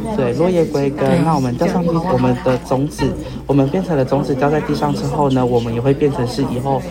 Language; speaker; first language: Chinese; native; Chinese